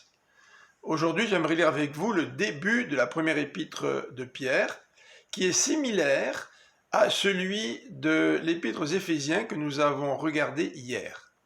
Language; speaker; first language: French; native; French